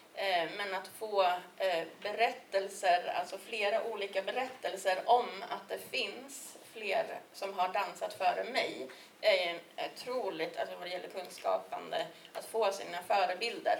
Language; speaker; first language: Swedish; native; Swedish